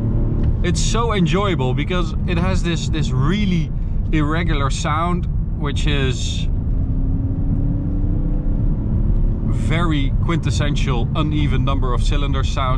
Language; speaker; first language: English; non-native, fluent; Dutch